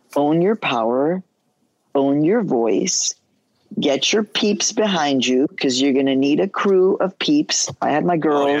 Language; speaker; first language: English; early bilingual, other home language; Spanish